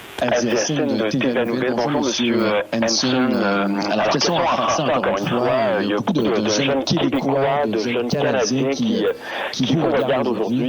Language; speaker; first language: French; native; French